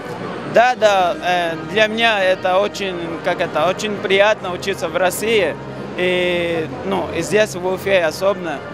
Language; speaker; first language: Russian; non-native, learner; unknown